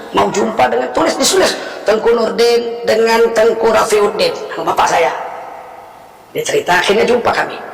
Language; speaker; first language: Indonesian; native; Indonesian